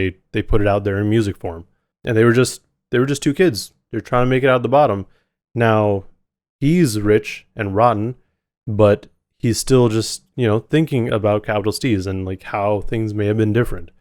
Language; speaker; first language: English; native; English